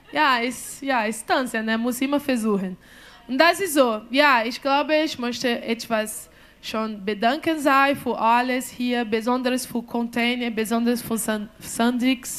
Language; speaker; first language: German; non-native, learner; Portuguese